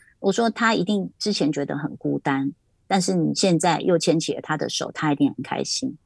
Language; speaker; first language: Chinese; native; Chinese